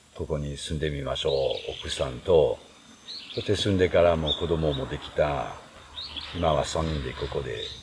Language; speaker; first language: Japanese; non-native, fluent; French